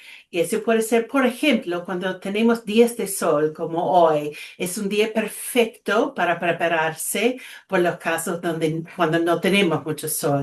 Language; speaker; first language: Spanish; non-native, fluent; English